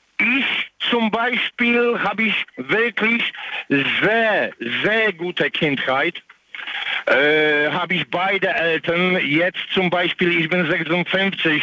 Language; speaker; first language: German; non-native, learner; Polish